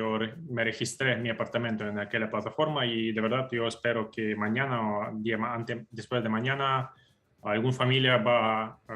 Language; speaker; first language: Spanish; non-native, fluent; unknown